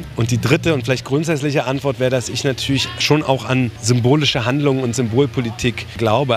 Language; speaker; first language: German; native; German